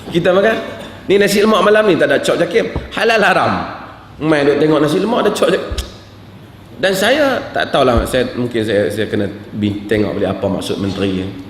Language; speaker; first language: Malay; native; Malay